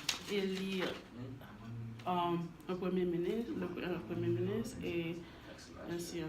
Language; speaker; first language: French; non-native, learner; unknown